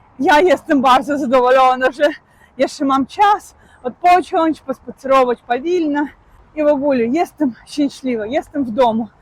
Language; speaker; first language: Polish; non-native, fluent; Russian